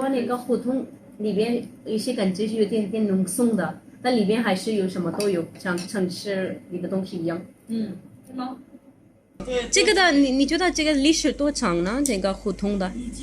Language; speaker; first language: Chinese; non-native, learner; Urdu